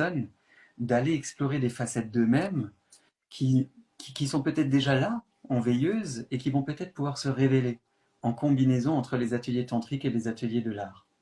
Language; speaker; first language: French; native; French